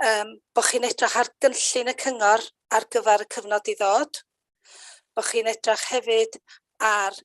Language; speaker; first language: Welsh; native; Welsh